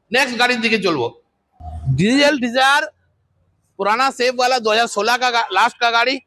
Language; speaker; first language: Hindi; non-native, local second language; Bangla